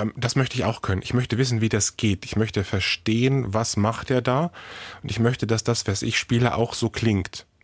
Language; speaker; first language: German; native; German